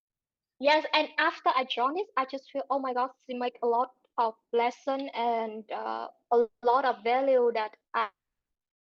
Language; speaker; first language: English; non-native, learner; Vietnamese